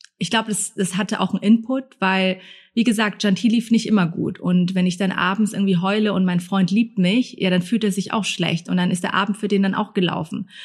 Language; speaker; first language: German; early bilingual, other home language; Thai